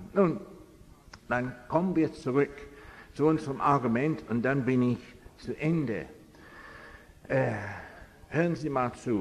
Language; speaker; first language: German; non-native, fluent; English